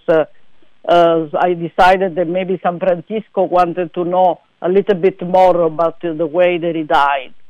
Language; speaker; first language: English; non-native, fluent; Italian